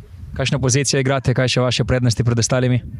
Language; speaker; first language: Slovenian; native; Slovenian